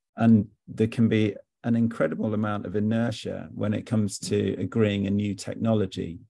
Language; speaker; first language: English; native; English